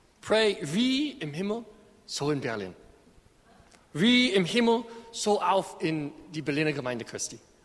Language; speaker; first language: German; non-native, learner; English